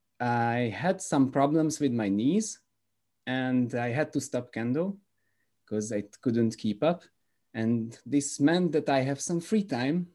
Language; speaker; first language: English; non-native, fluent; Hungarian